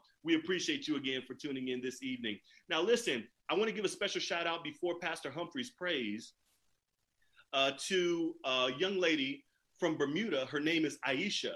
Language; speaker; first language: English; native; English